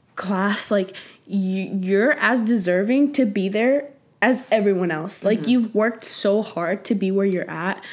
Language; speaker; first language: English; early bilingual, other home language; Spanish